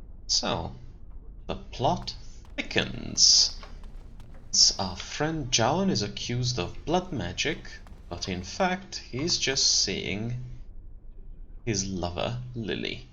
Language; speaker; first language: English; non-native, fluent; German